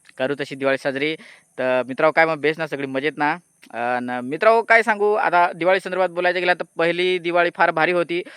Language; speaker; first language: Marathi; native; Marathi